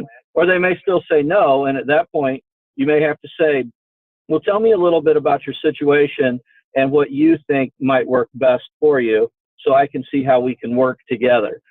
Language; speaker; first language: English; native; English